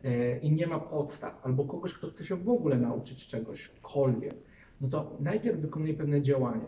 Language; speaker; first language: Polish; native; Polish